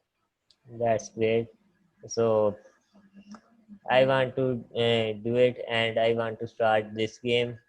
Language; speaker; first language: English; non-native, learner; Punjabi